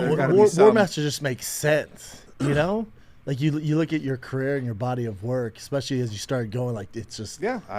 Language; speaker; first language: English; native; English